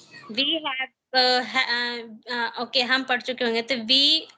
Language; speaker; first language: English; non-native, learner; Hindi